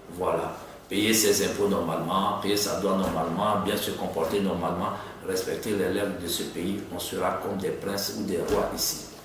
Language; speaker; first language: French; native; French